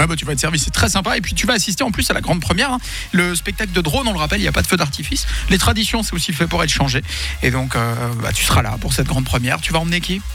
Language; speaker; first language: French; native; French